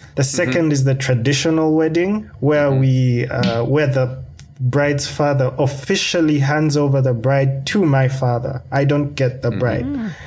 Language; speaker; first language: English; non-native, local second language; Ganda